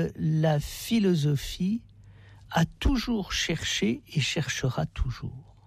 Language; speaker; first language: French; native; French